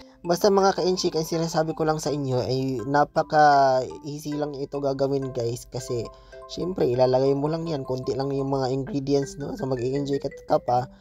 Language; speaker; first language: Filipino; non-native, local second language; Cebuano